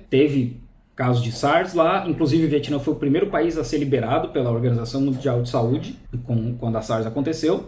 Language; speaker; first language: Portuguese; native; Portuguese